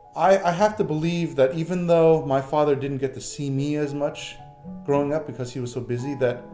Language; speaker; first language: English; native; English